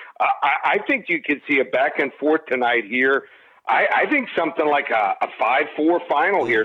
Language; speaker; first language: English; native; English